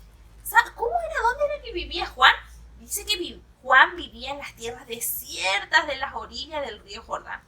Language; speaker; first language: Spanish; native; Spanish